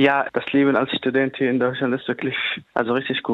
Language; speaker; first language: German; non-native, fluent; Arabic